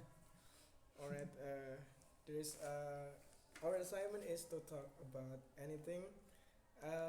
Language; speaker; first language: English; non-native, learner; Indonesian